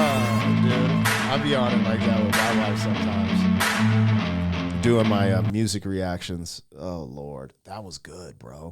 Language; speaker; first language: English; native; English